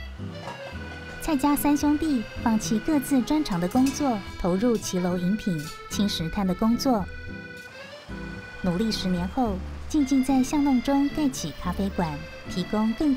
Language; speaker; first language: Chinese; native; Chinese